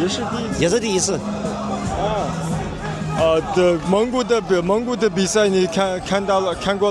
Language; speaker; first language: Chinese; non-native, fluent; Mongolian